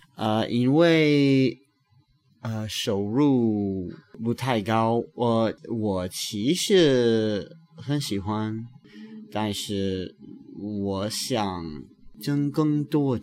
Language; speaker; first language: Chinese; non-native, learner; English